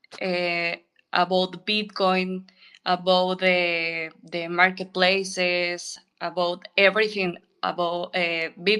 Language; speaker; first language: English; non-native, learner; Spanish